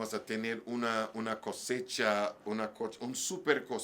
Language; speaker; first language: Spanish; non-native, learner; English